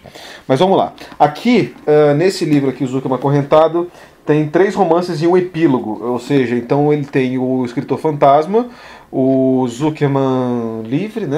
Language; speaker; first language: Portuguese; native; Portuguese